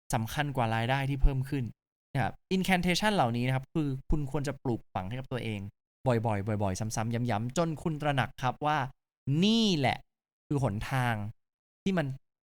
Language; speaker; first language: Thai; native; Thai